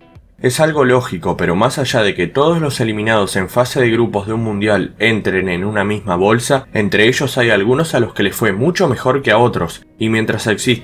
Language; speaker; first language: Spanish; native; Spanish